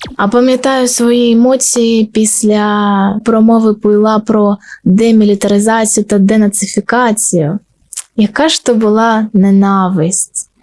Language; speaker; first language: Ukrainian; non-native, local second language; Russian